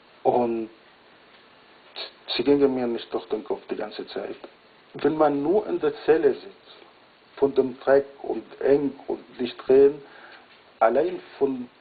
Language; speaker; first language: German; non-native, fluent; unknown